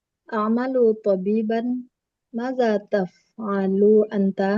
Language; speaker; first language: Arabic; non-native, learner; Indonesian